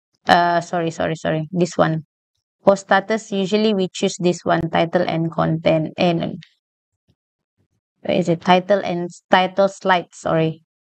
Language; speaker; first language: English; non-native, local second language; Malay